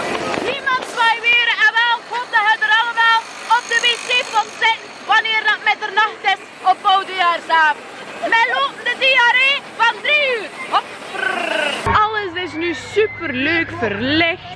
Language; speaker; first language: Dutch; native; Dutch